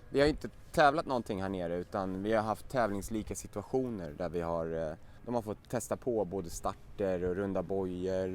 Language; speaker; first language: Swedish; native; Swedish